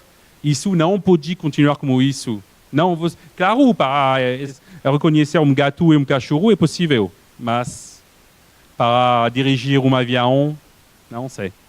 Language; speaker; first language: Portuguese; non-native, fluent; French